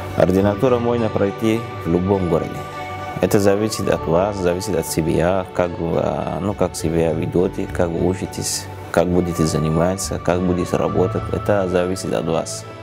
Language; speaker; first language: Russian; non-native, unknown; Arabic